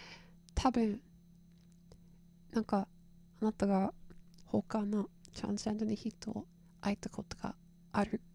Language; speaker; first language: Japanese; non-native, learner; English